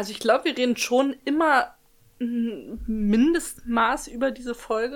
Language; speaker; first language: German; native; German